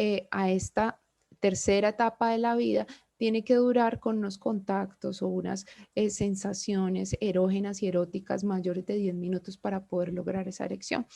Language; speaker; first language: Spanish; native; Spanish